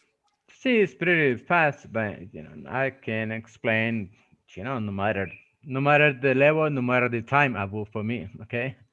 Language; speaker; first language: English; non-native, fluent; Spanish